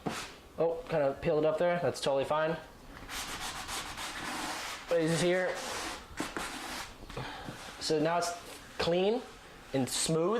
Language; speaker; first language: English; native; English